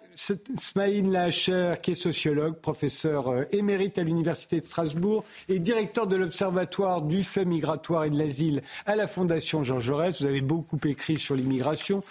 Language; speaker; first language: French; native; French